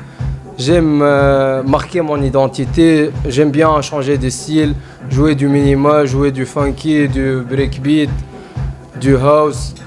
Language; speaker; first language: French; non-native, fluent; Arabic